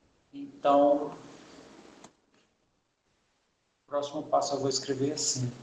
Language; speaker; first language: Portuguese; native; Portuguese